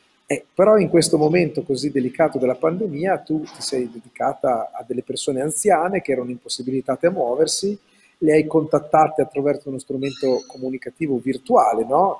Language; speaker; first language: Italian; native; Italian